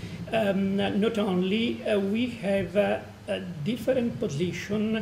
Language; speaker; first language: English; non-native, fluent; Italian